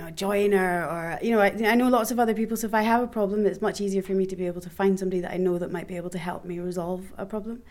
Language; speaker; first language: English; native; English